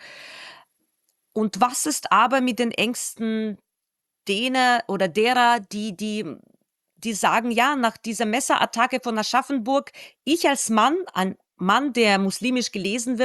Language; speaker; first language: German; non-native, fluent; Russian